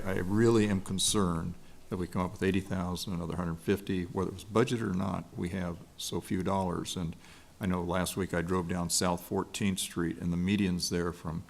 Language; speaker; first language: English; native; English